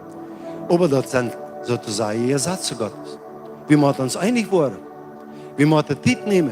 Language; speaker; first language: German; non-native, learner; Plautdietsch